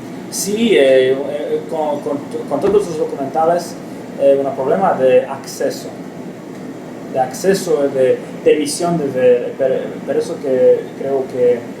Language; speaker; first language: Spanish; non-native, learner; Romanian